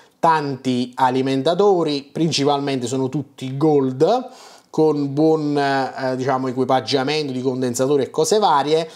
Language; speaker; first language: Italian; native; Italian